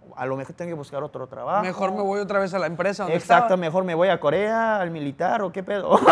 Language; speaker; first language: Spanish; early bilingual, other home language; Korean